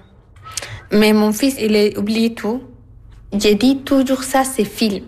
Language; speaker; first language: French; non-native, learner; Arabic